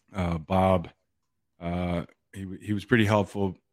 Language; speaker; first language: English; native; English